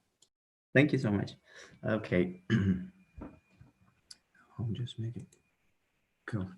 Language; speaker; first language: English; non-native, learner; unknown